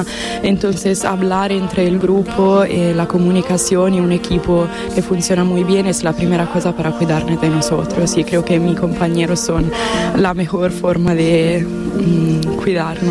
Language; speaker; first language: Spanish; non-native, fluent; Italian